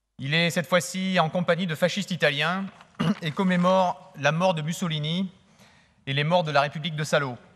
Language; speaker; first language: French; native; French